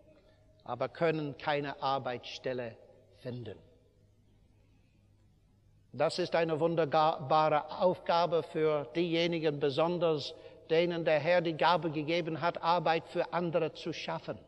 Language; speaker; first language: German; non-native, fluent; English